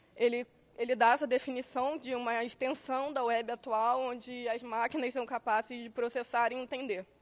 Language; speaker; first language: Portuguese; native; Portuguese